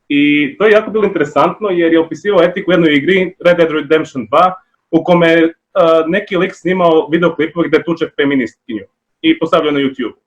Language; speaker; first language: Bosnian; native; Bosnian